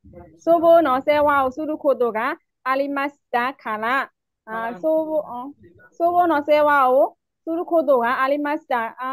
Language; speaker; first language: Japanese; non-native, learner; Burmese